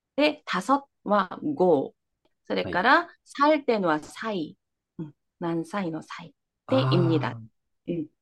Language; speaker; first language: Japanese; non-native, fluent; Korean